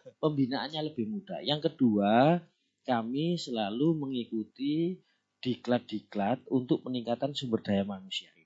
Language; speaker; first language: Indonesian; non-native, local second language; Javanese